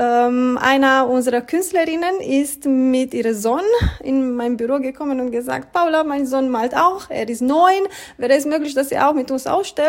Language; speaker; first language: German; non-native, fluent; Romanian